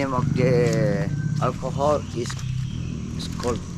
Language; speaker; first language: English; non-native, fluent; Indonesian